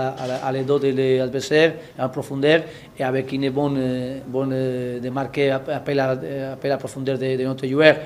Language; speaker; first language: French; non-native, learner; Spanish